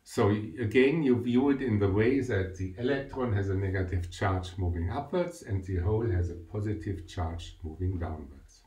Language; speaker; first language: English; non-native, fluent; German